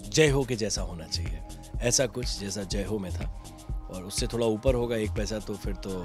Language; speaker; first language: Hindi; native; Hindi